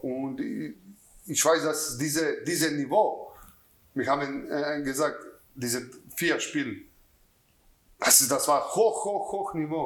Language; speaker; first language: German; non-native, learner; Croatian